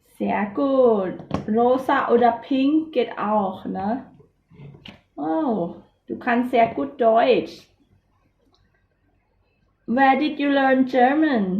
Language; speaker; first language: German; non-native, fluent; Thai